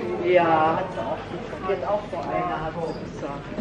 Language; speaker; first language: German; native; German